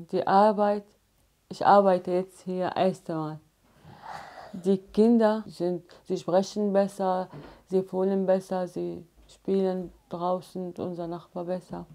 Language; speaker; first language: German; non-native, learner; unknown